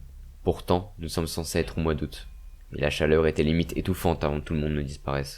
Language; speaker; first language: French; native; French